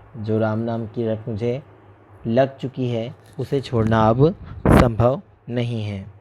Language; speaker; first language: Hindi; native; Hindi